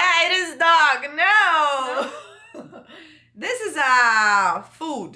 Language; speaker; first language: English; non-native, learner; Portuguese